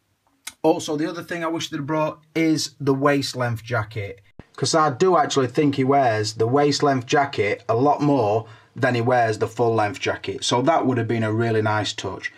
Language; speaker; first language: English; native; English